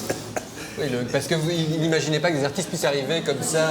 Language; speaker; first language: French; native; French